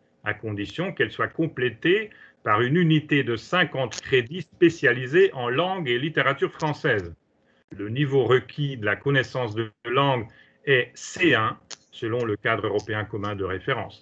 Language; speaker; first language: French; non-native, fluent; Hungarian